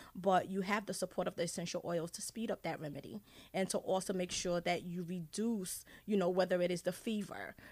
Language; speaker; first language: English; early bilingual, other home language; Haitian Creole